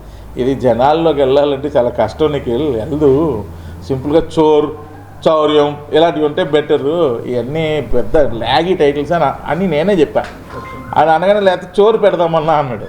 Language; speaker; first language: Telugu; native; Telugu